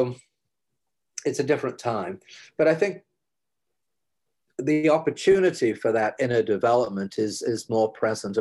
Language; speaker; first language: English; native; English